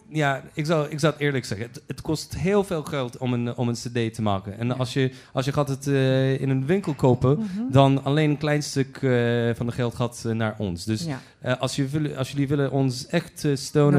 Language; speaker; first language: Dutch; non-native, fluent; Polish